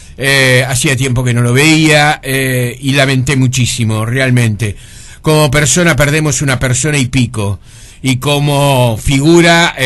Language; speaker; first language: Spanish; native; Spanish